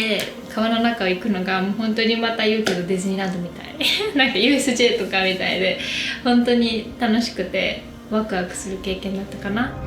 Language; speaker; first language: Japanese; native; Japanese